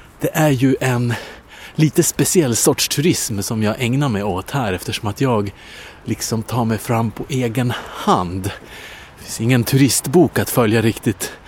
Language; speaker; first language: Swedish; non-native, fluent; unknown